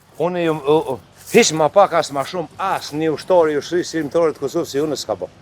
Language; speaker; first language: Albanian; native; Albanian